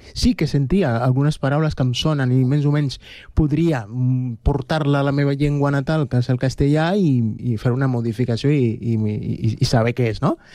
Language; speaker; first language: Catalan; non-native, fluent; Spanish